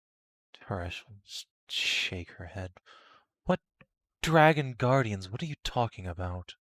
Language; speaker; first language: English; native; English